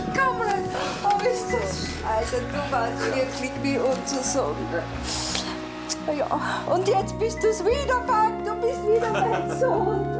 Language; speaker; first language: German; native; German